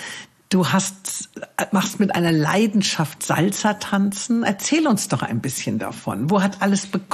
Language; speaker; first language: German; native; German